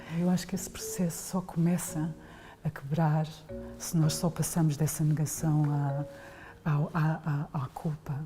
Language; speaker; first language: Portuguese; native; Portuguese